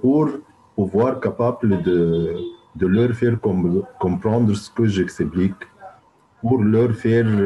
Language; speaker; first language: French; non-native, fluent; Arabic